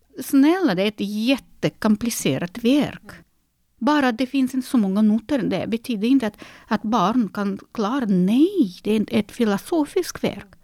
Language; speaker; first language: Swedish; non-native, fluent; Russian